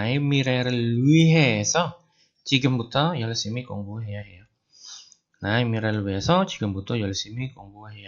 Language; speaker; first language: Korean; non-native, fluent; Indonesian